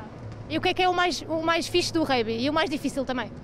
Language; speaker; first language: Portuguese; native; Portuguese